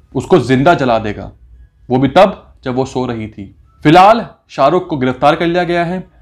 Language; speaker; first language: Hindi; native; Hindi